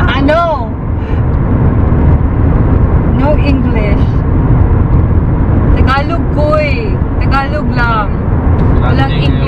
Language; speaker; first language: Filipino; non-native, local second language; Cebuano